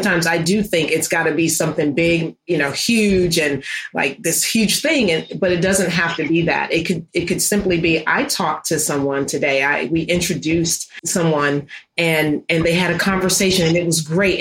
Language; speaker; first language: English; native; English